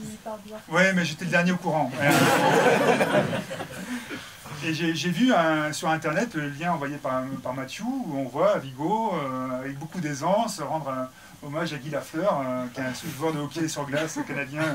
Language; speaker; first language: French; native; French